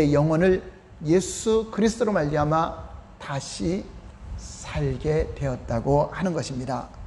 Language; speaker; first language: Korean; native; Korean